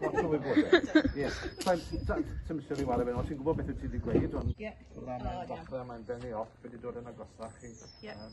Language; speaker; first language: Welsh; native; Welsh